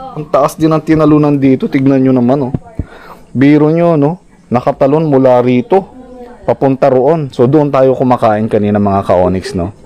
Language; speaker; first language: Filipino; native; Filipino